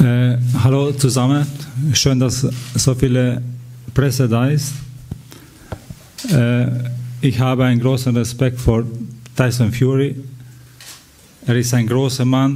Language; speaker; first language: German; non-native, fluent; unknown